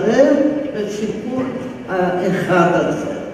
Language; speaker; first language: Hebrew; non-native, fluent; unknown